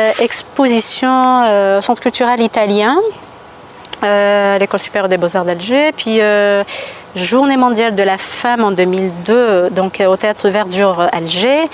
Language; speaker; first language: French; non-native, local second language; Kabyle